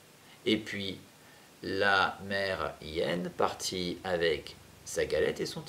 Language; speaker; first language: French; native; French